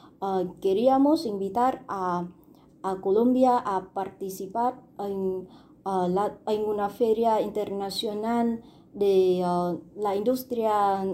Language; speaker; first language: Spanish; non-native, fluent; Vietnamese